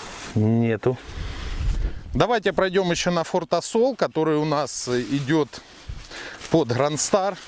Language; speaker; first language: Russian; native; Russian